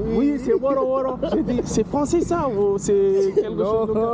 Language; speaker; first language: French; non-native, learner; English